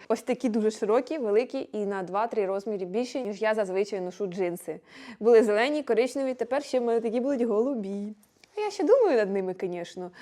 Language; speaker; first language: Ukrainian; non-native, local second language; Russian